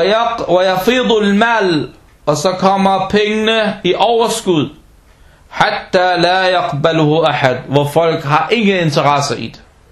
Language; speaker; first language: Danish; early bilingual, other home language; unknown